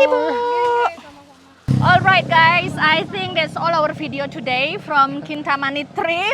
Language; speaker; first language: English; non-native, learner; Indonesian